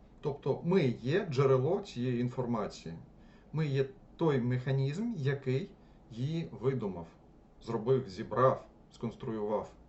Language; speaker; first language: Ukrainian; non-native, local second language; Russian